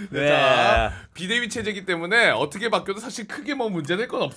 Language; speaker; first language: Korean; native; Korean